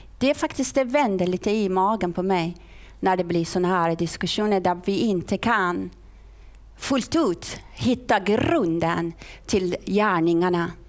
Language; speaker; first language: Swedish; non-native, fluent; Persian